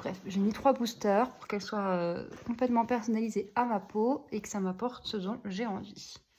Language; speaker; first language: French; native; French